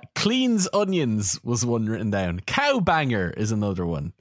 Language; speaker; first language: English; native; English